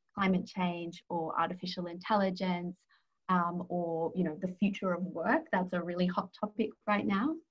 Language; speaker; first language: English; native; English